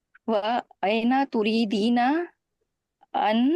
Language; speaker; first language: Arabic; non-native, learner; Urdu